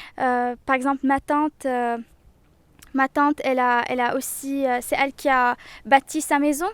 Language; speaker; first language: French; non-native, local second language; Arabic